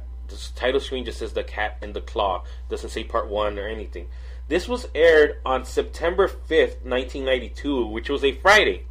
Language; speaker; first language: English; native; English